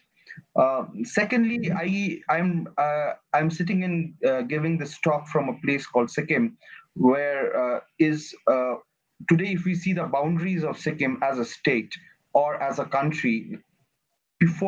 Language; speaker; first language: English; non-native, local second language; Nepali